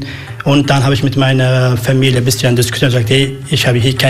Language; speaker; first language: German; non-native, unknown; Arabic